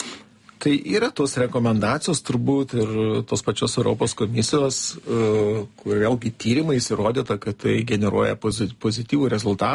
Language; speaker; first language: Lithuanian; native; Lithuanian